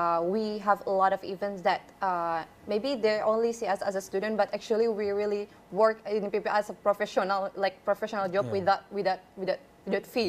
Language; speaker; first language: English; non-native, fluent; Indonesian